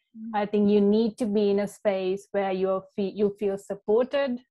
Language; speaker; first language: English; non-native, local second language; Sinhala